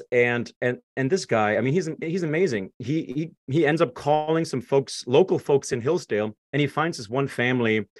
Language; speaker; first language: English; non-native, fluent; German